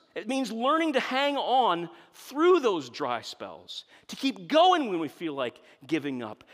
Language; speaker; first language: English; native; English